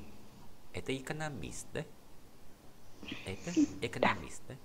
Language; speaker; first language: Russian; non-native, fluent; Vietnamese